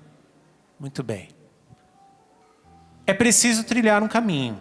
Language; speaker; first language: Portuguese; native; Portuguese